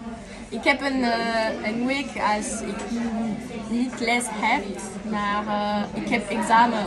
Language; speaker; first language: Dutch; non-native, learner; Romanian